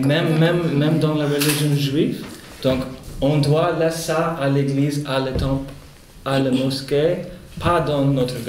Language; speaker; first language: French; non-native, fluent; Spanish